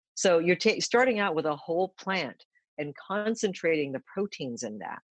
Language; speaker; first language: English; early bilingual, other home language; Japanese